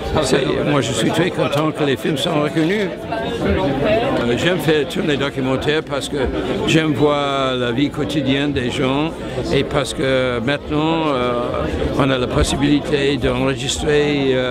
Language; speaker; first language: French; non-native, learner; English